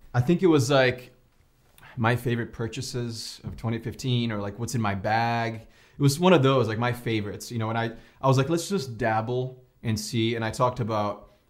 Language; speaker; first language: English; non-native, fluent; Portuguese